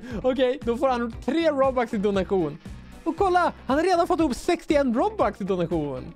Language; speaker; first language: Swedish; native; Swedish